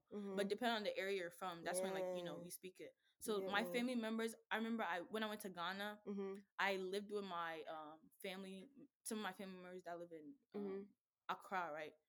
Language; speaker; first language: English; native; English